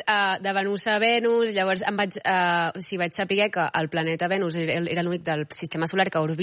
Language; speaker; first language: Catalan; native; Catalan